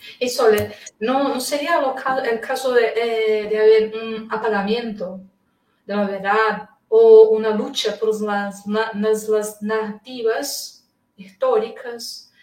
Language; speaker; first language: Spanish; non-native, learner; Portuguese